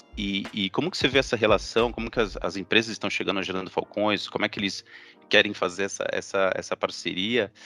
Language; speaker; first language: Portuguese; native; Portuguese